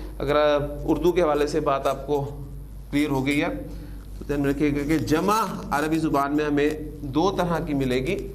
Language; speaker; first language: Urdu; native; Urdu